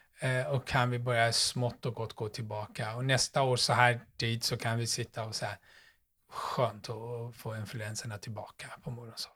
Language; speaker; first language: Swedish; non-native, fluent; Persian